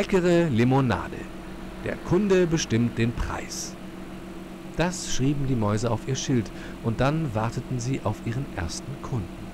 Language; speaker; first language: German; native; German